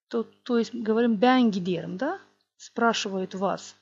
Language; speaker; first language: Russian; non-native, local second language; Gagauz